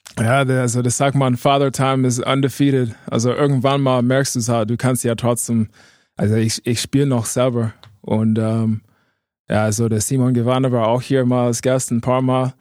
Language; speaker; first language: German; non-native, fluent; English